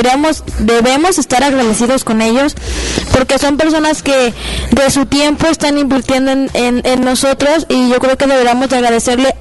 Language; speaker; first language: Spanish; native; Spanish